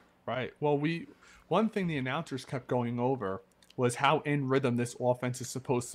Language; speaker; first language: English; native; English